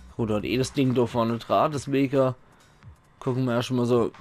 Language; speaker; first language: German; native; German